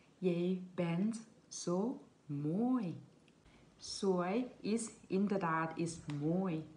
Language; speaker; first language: Dutch; non-native, learner; Thai